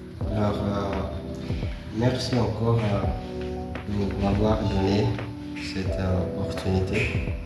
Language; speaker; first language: French; non-native, learner; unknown